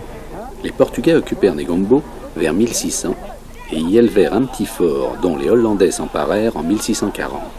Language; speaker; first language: French; native; French